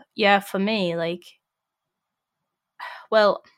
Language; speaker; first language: English; native; English